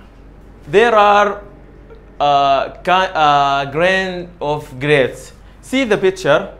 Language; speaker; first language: English; non-native, learner; Arabic